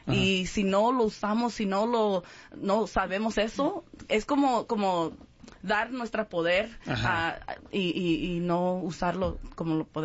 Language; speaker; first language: Spanish; early bilingual, heritage; Spanish